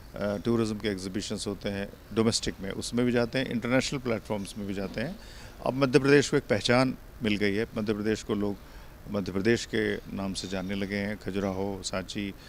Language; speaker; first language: Hindi; native; Hindi